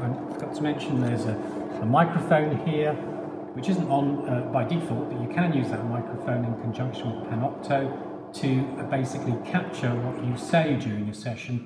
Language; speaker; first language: English; native; English